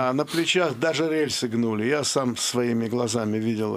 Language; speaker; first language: Russian; non-native, local second language; Azerbaijani